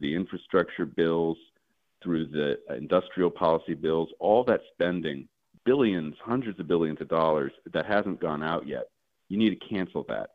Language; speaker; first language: English; native; English